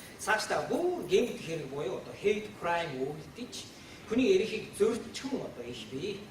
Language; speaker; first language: Mongolian; non-native, fluent; Japanese